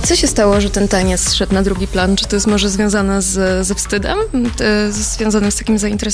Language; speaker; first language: Polish; native; Polish